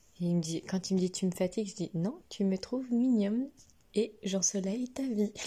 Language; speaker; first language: French; native; French